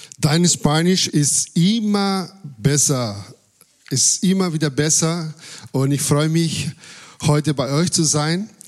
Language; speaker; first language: German; non-native, fluent; Spanish